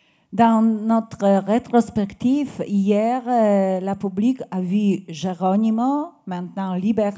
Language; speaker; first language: French; non-native, learner; Polish